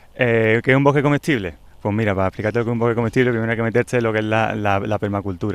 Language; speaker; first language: Spanish; native; Spanish